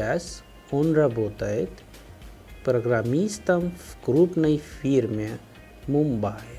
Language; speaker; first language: Russian; non-native, fluent; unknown